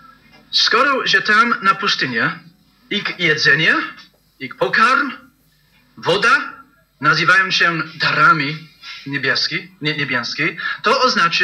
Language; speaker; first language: Polish; non-native, fluent; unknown